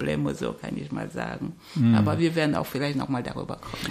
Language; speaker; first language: German; non-native, fluent; French